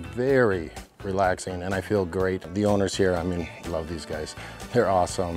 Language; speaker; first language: English; native; English